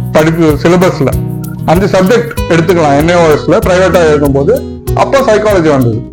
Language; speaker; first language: Tamil; native; Tamil